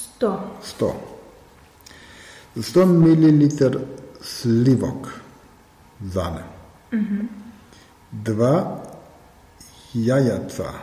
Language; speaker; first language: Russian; non-native, learner; German